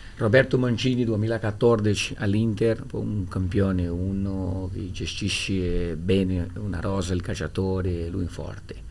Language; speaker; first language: Italian; non-native, fluent; Portuguese